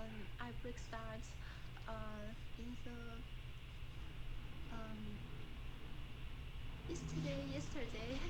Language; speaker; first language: English; non-native, learner; Chinese